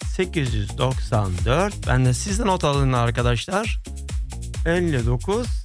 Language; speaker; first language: Turkish; early bilingual, heritage; Turkish